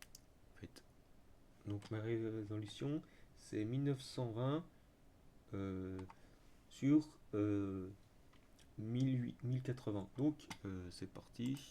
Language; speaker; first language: French; native; French